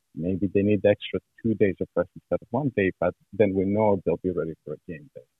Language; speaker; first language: English; non-native, fluent; Serbian